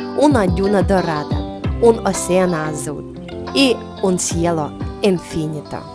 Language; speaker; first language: Spanish; non-native, learner; Ukrainian